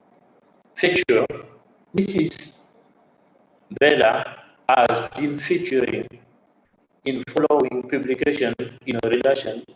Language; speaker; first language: English; non-native, learner; French